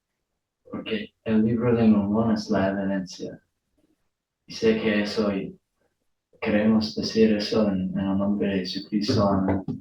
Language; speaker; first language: Spanish; non-native, learner; English